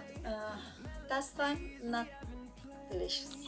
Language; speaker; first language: English; non-native, learner; Turkish